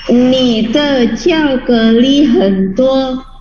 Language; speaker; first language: Chinese; non-native, learner; Indonesian